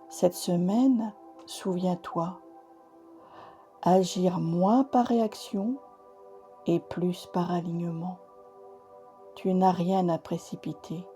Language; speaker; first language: French; native; French